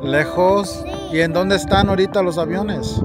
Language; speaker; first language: Spanish; early bilingual, heritage; Spanish